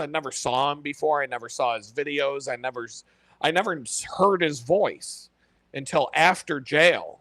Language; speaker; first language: English; native; English